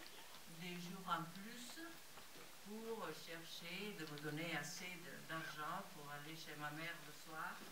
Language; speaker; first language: French; non-native, fluent; Italian